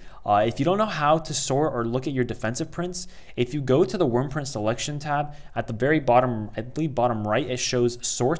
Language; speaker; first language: English; native; English